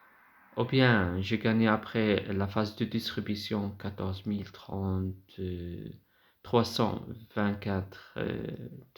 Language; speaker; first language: French; non-native, fluent; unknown